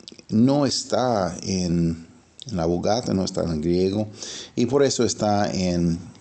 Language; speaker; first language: Spanish; non-native, fluent; English